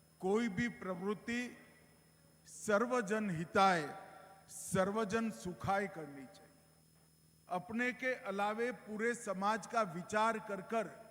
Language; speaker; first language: Hindi; non-native, local second language; Gujarati